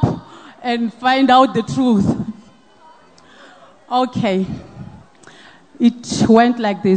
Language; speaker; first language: English; non-native, local second language; Northern Sotho